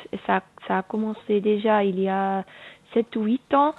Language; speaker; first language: French; non-native, local second language; Swiss German